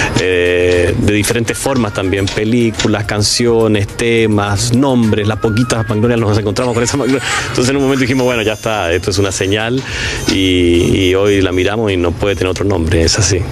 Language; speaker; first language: Spanish; native; Spanish